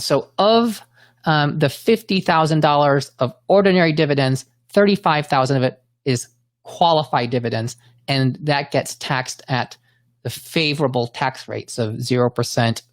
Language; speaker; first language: English; native; English